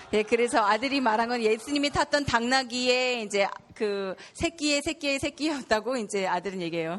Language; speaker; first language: Korean; native; Korean